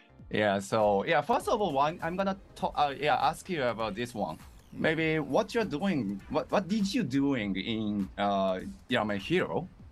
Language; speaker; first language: English; non-native, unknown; Japanese